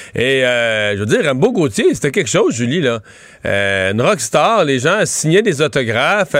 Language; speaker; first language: French; native; French